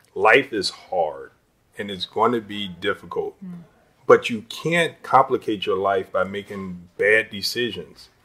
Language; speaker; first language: English; native; English